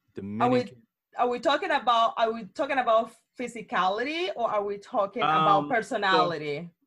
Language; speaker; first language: English; non-native, fluent; Spanish